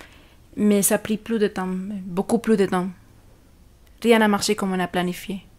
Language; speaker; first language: French; non-native, learner; Spanish